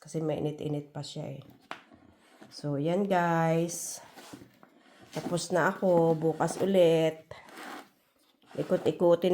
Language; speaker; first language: Filipino; native; Filipino